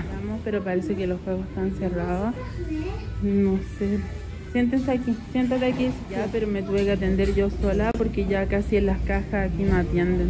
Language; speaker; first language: Spanish; native; Spanish